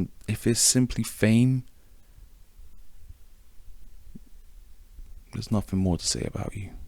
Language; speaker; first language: English; native; English